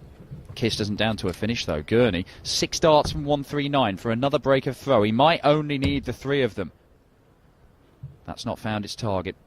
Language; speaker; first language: English; native; English